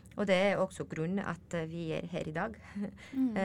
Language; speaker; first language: Norwegian; non-native, learner; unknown